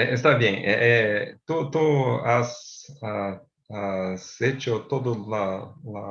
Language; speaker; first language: Spanish; non-native, fluent; Portuguese